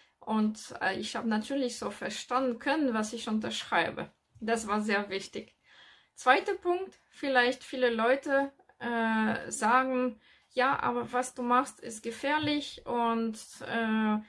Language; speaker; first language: German; non-native, learner; French